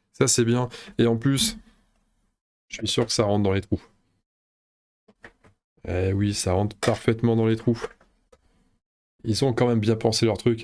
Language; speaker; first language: French; native; French